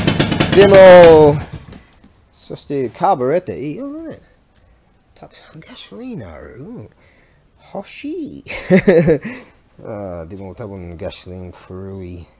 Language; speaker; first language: Japanese; non-native, learner; English